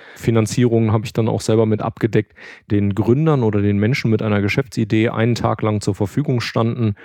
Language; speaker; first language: German; native; German